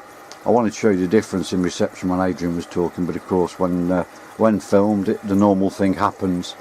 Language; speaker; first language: English; native; English